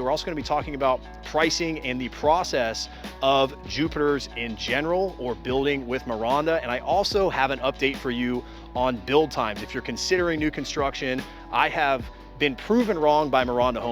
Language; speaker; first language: English; native; English